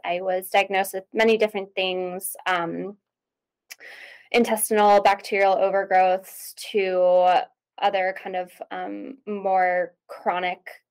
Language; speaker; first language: English; native; English